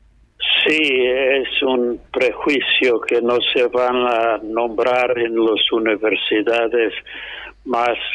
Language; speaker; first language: Spanish; non-native, fluent; English